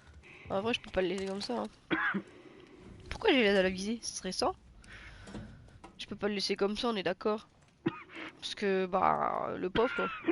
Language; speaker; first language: French; native; French